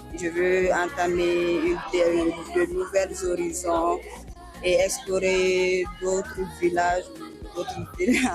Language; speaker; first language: French; non-native, local second language; Bambara